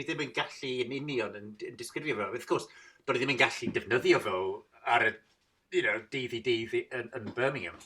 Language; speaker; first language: Welsh; non-native, fluent; English